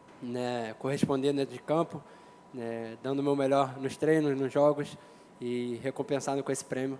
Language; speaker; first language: Portuguese; native; Portuguese